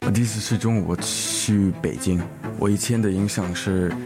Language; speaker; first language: Chinese; early bilingual, other home language; English